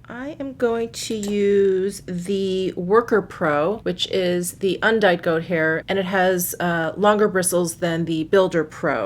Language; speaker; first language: English; native; English